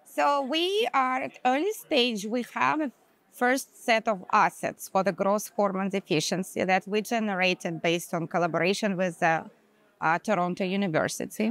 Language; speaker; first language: English; non-native, fluent; Hebrew